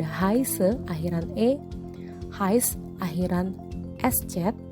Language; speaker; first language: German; non-native, fluent; Indonesian